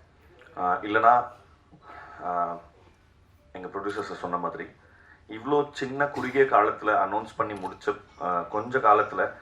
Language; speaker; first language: Tamil; native; Tamil